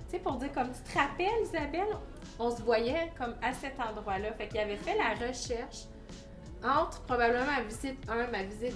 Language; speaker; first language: French; native; French